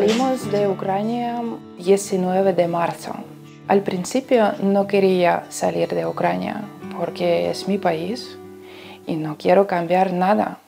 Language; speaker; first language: Spanish; non-native, learner; Ukrainian